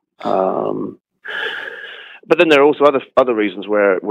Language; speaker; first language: English; native; English